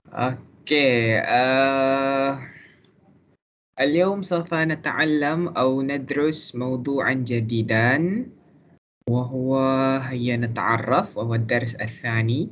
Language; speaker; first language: Arabic; non-native, fluent; Malay